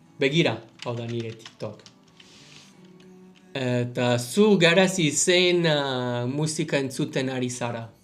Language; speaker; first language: Basque; non-native, learner; English